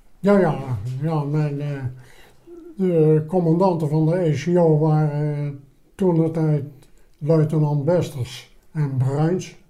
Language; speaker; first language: Dutch; native; Dutch